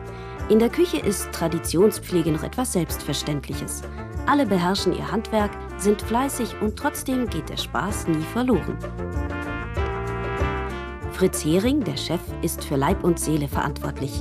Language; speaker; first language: German; native; German